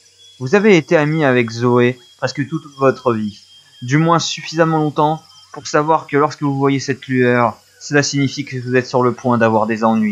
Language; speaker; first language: French; native; French